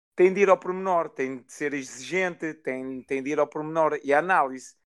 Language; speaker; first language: Portuguese; early bilingual, heritage; Portuguese